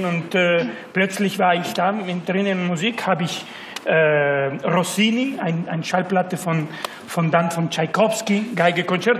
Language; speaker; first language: German; non-native, learner; Spanish